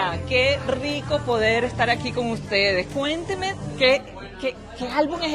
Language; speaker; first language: Spanish; native; Spanish